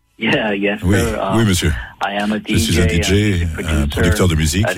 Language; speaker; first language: French; non-native, fluent; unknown